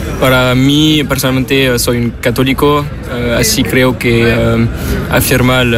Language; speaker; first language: Spanish; non-native, learner; French